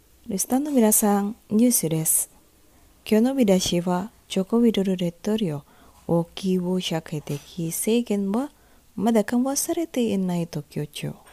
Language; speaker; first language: Japanese; non-native, fluent; Indonesian